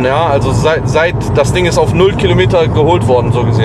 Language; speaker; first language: German; native; German